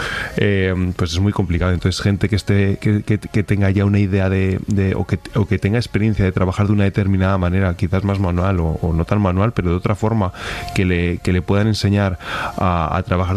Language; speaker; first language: Spanish; native; Spanish